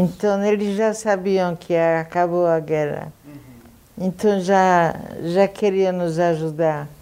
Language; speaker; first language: Portuguese; non-native, fluent; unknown